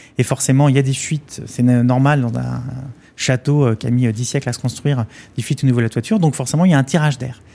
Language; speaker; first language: French; native; French